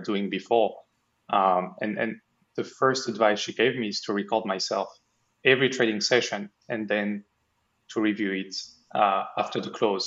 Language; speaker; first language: English; non-native, fluent; French